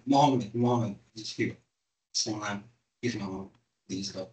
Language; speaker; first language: English; non-native, learner; Spanish